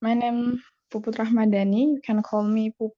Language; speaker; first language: English; non-native, learner; Indonesian